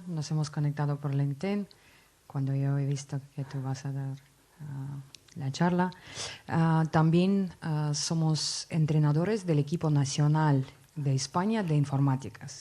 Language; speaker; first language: Spanish; non-native, fluent; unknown